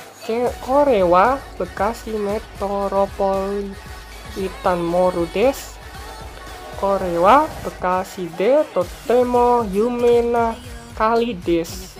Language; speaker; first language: Japanese; non-native, learner; Indonesian